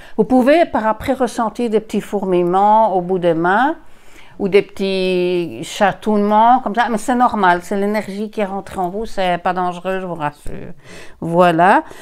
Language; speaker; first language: French; native; French